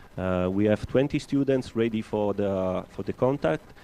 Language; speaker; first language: English; non-native, fluent; Italian